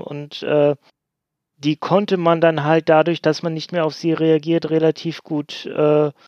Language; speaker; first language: German; native; German